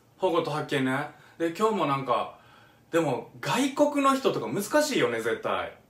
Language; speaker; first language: Japanese; native; Japanese